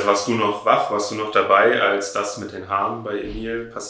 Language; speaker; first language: German; native; German